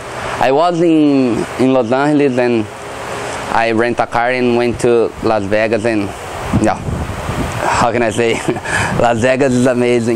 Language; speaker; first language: English; non-native, learner; Portuguese